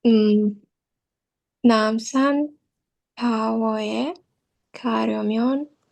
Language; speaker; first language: Korean; non-native, learner; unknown